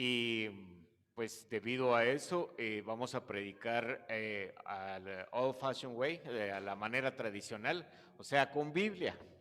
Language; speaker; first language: Spanish; native; Spanish